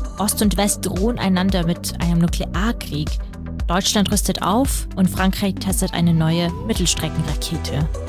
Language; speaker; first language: German; early bilingual, other home language; Russian